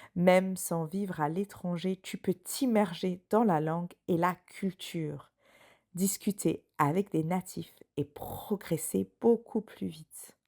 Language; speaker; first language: French; native; French